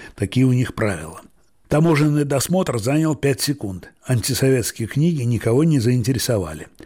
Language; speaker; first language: Russian; native; Russian